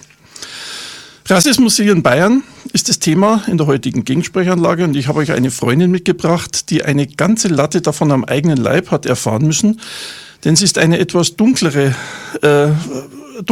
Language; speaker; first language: German; native; German